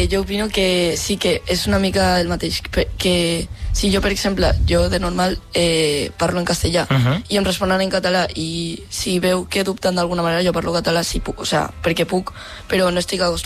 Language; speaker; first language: Catalan; non-native, local second language; Spanish